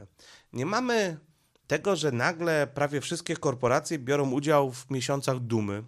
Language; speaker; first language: Polish; native; Polish